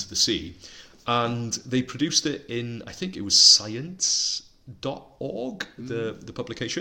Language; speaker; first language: English; non-native, local second language; Welsh